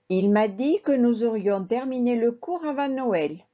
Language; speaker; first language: French; non-native, fluent; Spanish